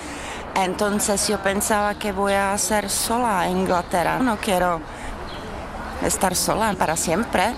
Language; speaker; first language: Spanish; non-native, fluent; Czech